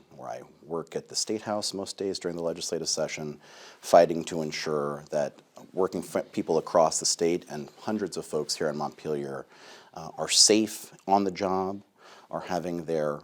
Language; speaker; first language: English; native; English